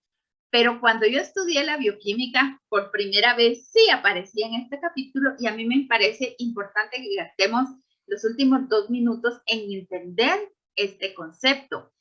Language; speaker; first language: Spanish; native; Spanish